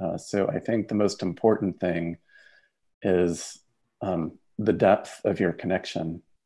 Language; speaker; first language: English; native; English